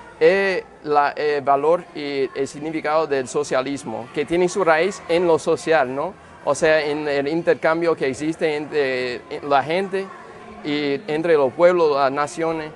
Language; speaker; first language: Spanish; early bilingual, heritage; Spanish